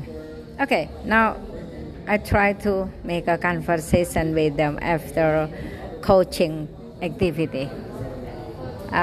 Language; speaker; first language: English; non-native, fluent; Indonesian